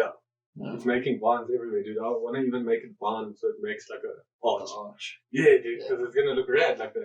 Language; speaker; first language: English; native; English